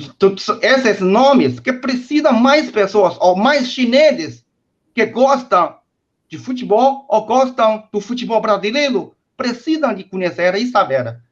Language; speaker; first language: Portuguese; non-native, fluent; Chinese